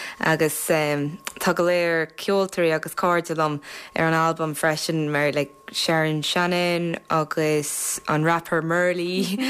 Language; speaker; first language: Irish; non-native, local second language; English